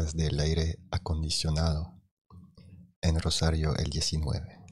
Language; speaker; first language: Spanish; non-native, fluent; French